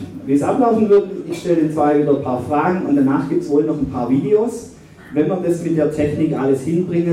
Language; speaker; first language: German; native; German